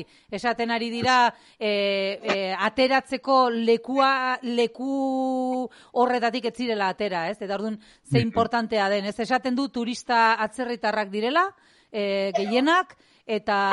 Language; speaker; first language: Basque; native; Basque